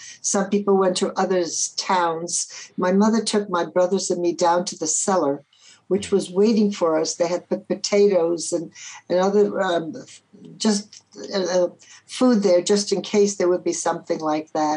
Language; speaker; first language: English; early bilingual, other home language; Polish